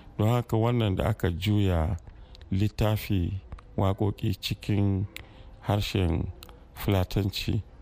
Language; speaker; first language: Hausa; non-native, local second language; Fula